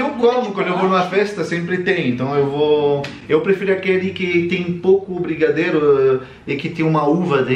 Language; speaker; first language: Portuguese; non-native, fluent; French